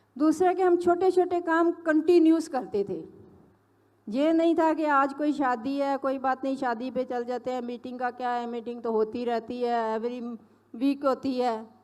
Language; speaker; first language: Hindi; non-native, local second language; Punjabi